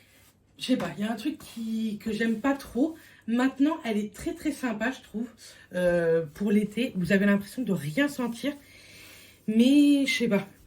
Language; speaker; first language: French; native; French